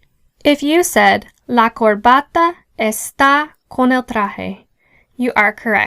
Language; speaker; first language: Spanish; non-native, fluent; English